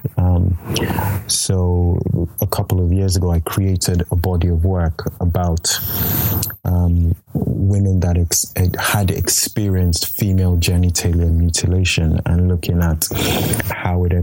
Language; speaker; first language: English; non-native, local second language; Yoruba